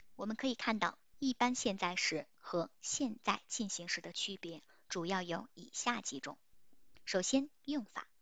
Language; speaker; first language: Chinese; native; Chinese